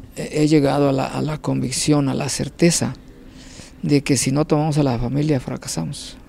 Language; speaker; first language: Spanish; native; Spanish